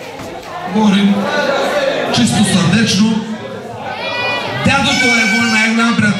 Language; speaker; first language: Bulgarian; non-native, local second language; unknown